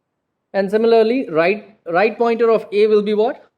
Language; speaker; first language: English; non-native, local second language; Gujarati